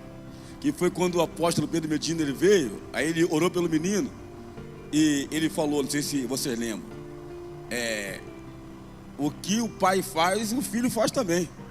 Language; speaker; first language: Portuguese; native; Portuguese